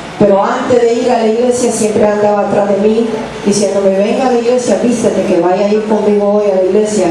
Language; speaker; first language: Spanish; early bilingual, heritage; English